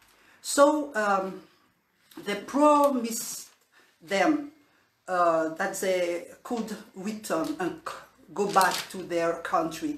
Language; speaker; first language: English; non-native, learner; French